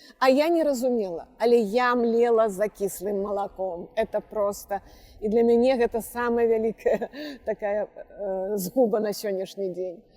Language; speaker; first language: Belarusian; native; Belarusian